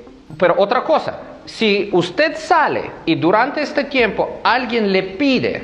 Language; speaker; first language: Spanish; non-native, fluent; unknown